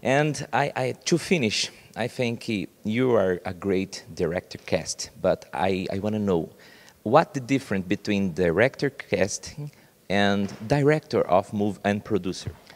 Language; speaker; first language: English; non-native, learner; Portuguese